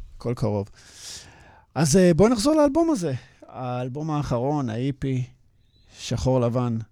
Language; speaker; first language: Hebrew; native; Hebrew